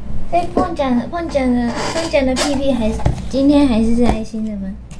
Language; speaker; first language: Chinese; non-native, fluent; Japanese